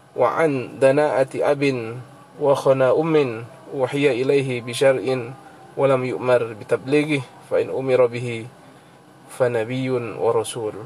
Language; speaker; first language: Arabic; non-native, fluent; Indonesian